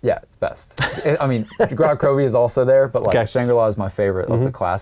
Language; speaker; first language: English; native; English